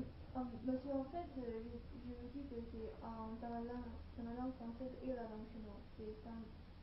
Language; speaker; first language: French; non-native, learner; Chinese